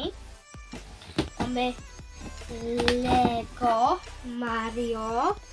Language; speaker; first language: Polish; early bilingual, heritage; Polish